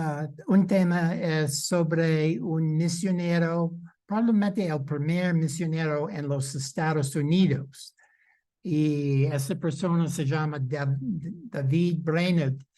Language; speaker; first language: Spanish; non-native, fluent; English